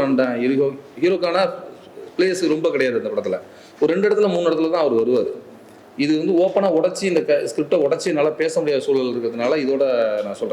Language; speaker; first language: Tamil; native; Tamil